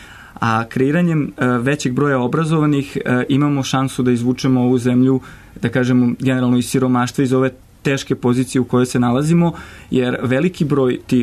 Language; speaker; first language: Serbian; native; Serbian